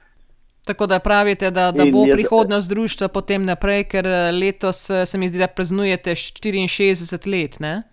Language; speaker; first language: Slovenian; native; Slovenian